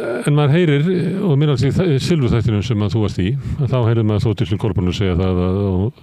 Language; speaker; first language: Icelandic; native; Icelandic